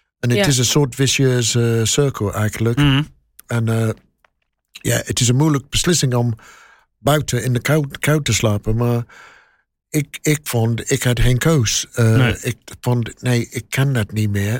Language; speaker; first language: Dutch; non-native, learner; English